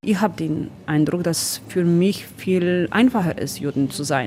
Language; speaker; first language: German; non-native, fluent; Polish